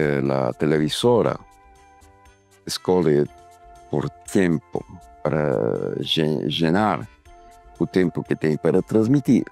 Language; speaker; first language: Portuguese; non-native, learner; Spanish